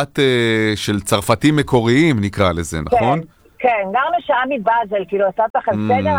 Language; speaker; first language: Hebrew; early bilingual, other home language; French